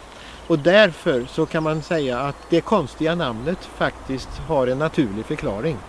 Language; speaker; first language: Swedish; native; Swedish